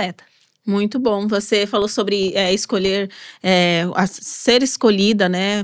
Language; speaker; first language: Portuguese; native; Portuguese